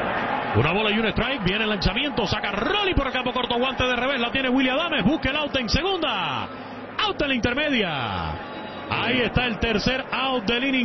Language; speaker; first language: Spanish; native; Spanish